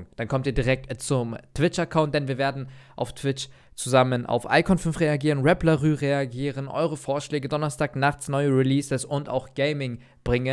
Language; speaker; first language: German; native; German